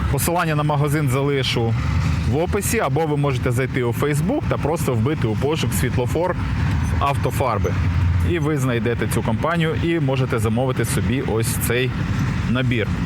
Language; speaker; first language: Ukrainian; native; Ukrainian